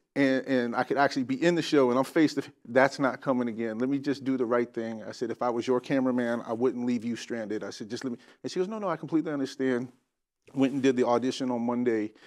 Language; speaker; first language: English; native; English